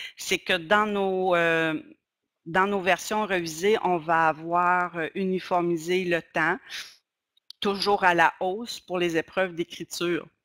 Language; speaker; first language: French; native; French